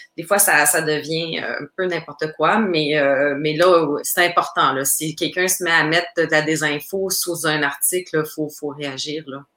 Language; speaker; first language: French; native; French